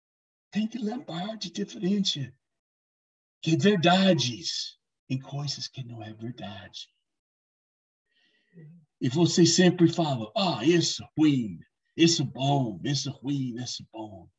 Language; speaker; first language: Portuguese; non-native, learner; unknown